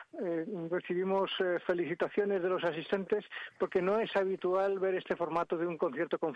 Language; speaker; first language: Spanish; native; Spanish